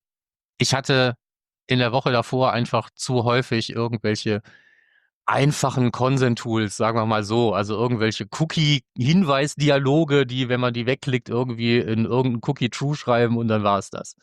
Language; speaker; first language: German; native; German